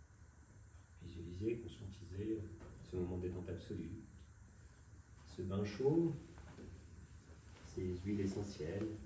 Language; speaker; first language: French; native; French